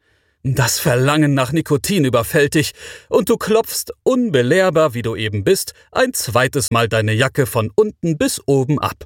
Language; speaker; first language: German; native; German